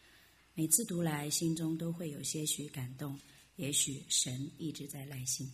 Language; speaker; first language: Chinese; native; Chinese